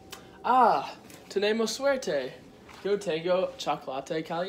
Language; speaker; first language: Spanish; non-native, learner; English